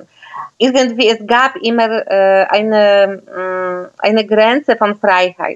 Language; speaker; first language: German; non-native, fluent; Polish